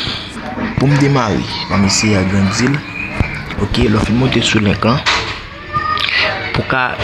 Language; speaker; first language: French; non-native, learner; Haitian Creole